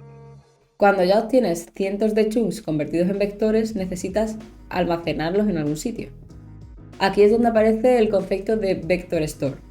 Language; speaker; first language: Spanish; native; Spanish